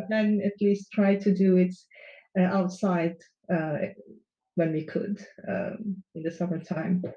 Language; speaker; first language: English; non-native, fluent; Turkish